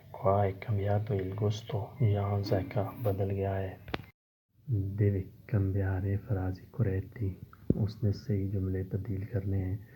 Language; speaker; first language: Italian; non-native, learner; Urdu